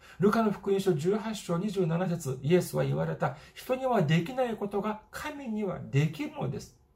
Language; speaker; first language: Japanese; non-native, fluent; Korean